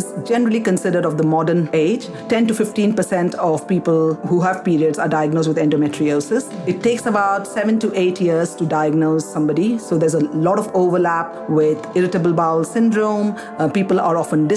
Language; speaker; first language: English; non-native, local second language; Kannada